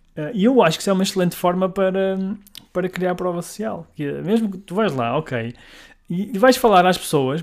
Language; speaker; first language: Portuguese; native; Portuguese